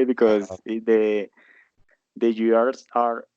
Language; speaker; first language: English; non-native, learner; Spanish